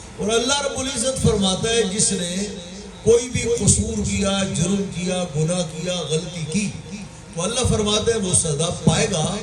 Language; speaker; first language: Urdu; non-native, local second language; Sindhi